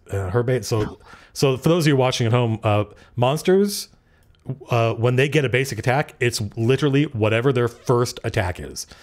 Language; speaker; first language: English; native; English